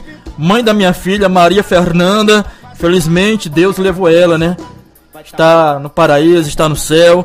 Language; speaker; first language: Portuguese; native; Portuguese